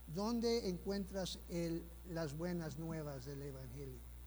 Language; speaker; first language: Spanish; early bilingual, heritage; Spanish